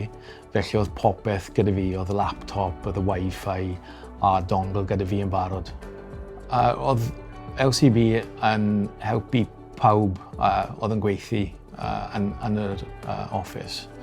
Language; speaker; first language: Welsh; non-native, local second language; English